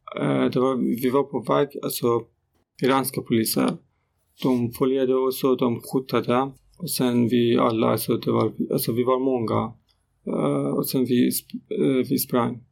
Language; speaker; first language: Swedish; non-native, learner; Persian